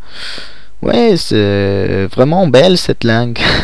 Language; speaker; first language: French; non-native, learner; Polish